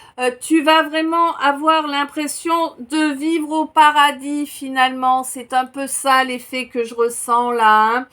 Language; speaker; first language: French; native; French